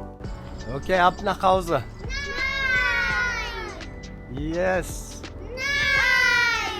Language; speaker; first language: German; non-native, learner; Pashto